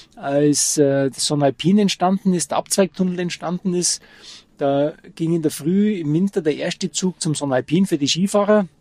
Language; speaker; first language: German; native; German